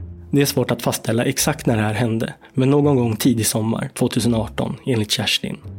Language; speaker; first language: Swedish; native; Swedish